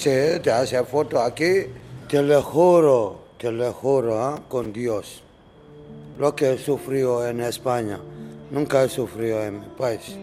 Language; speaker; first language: Spanish; non-native, learner; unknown